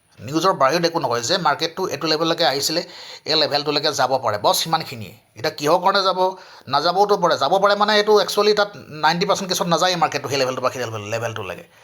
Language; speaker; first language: Assamese; native; Assamese